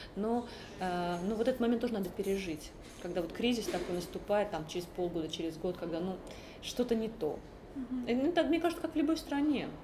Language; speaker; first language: Russian; native; Russian